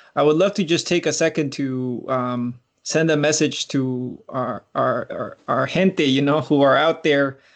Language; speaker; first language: English; early bilingual, other home language; Spanish